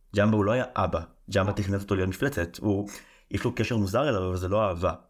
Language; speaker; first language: Hebrew; native; Hebrew